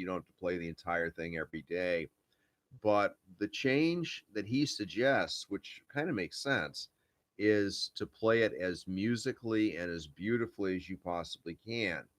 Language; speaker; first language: English; native; English